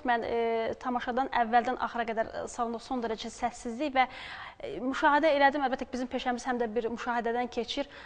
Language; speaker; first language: Azerbaijani; native; Azerbaijani